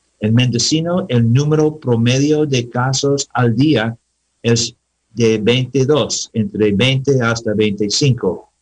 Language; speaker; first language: Spanish; non-native, learner; English